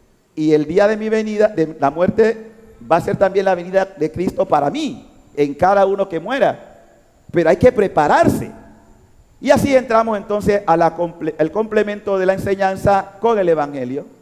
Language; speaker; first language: Spanish; native; Spanish